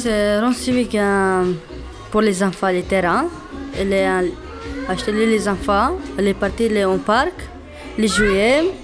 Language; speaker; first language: French; non-native, learner; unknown